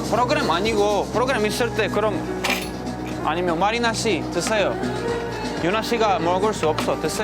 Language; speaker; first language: Korean; non-native, learner; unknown